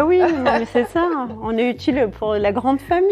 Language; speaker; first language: French; native; French